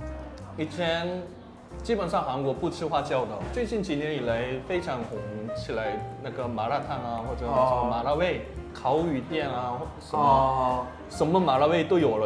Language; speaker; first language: Chinese; non-native, fluent; Korean